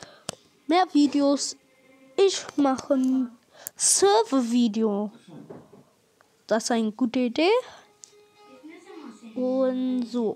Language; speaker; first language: German; non-native, learner; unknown